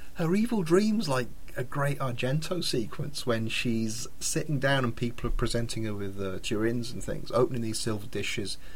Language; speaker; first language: English; native; English